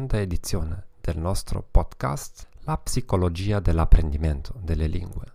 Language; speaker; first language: Italian; non-native, learner; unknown